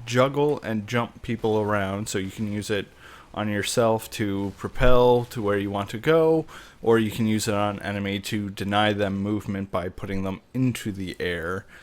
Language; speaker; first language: English; native; English